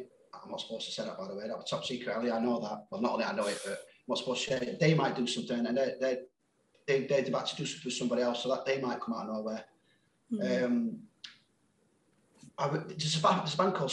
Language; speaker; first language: English; native; English